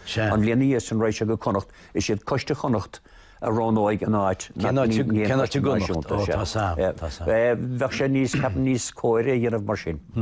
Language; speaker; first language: Irish; native; Irish